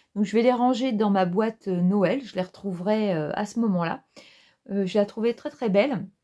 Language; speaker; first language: French; native; French